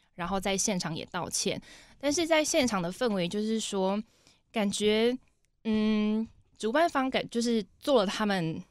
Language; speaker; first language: Chinese; native; Chinese